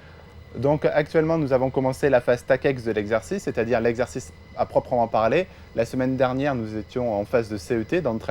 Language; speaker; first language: French; native; French